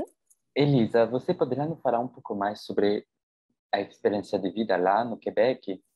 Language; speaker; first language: Portuguese; non-native, fluent; French